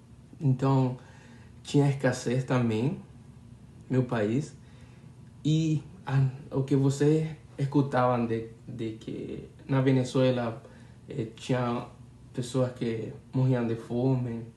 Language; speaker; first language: Portuguese; non-native, learner; Spanish